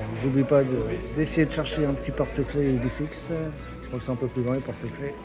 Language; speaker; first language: French; native; French